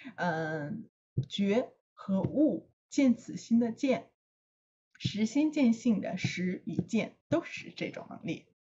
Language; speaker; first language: Chinese; native; Chinese